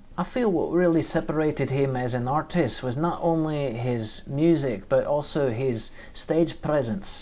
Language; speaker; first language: English; native; English